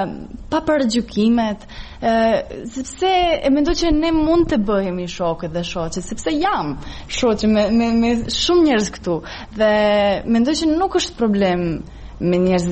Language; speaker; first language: Albanian; non-native, fluent; Serbian